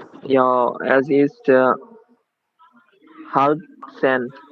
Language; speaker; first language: German; non-native, learner; Bangla